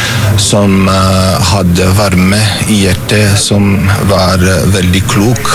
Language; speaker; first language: Norwegian; non-native, fluent; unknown